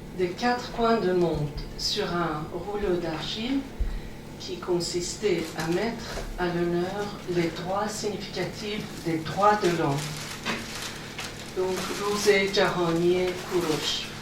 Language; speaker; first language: French; non-native, fluent; Persian